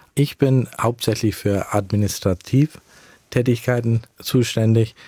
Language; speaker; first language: German; early bilingual, heritage; German